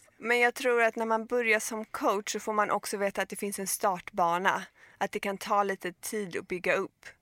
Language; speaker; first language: Swedish; native; Swedish